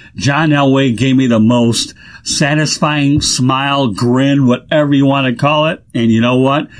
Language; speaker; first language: English; native; English